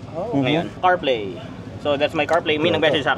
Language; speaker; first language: Filipino; native; Filipino